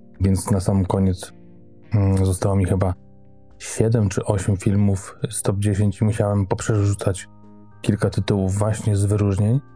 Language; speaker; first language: Polish; native; Polish